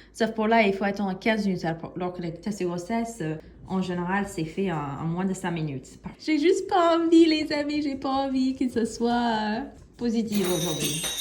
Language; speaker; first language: French; non-native, fluent; English